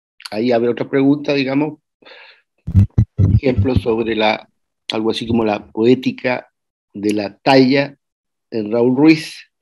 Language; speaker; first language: Spanish; native; Spanish